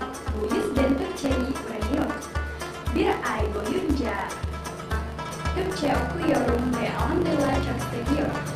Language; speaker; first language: Turkish; non-native, learner; Indonesian